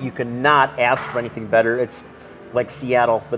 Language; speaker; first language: English; native; English